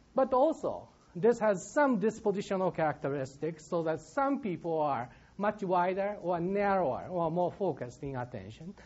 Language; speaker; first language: English; non-native, fluent; Japanese